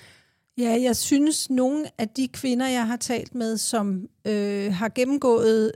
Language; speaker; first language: Danish; native; Danish